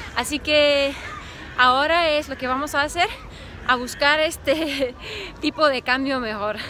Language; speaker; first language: Spanish; non-native, fluent; Ukrainian